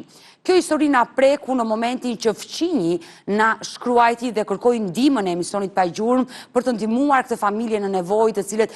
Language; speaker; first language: Albanian; native; Albanian